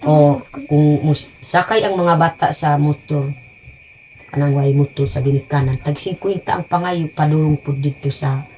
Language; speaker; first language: Cebuano; non-native, local second language; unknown